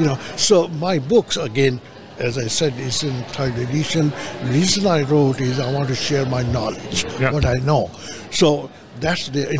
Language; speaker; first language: English; native; English